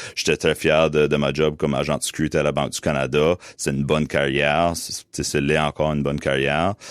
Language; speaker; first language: French; native; French